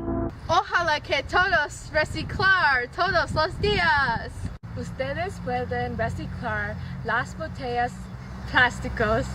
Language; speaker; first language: Spanish; non-native, learner; English